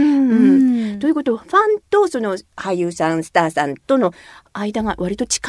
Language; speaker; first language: Japanese; native; Japanese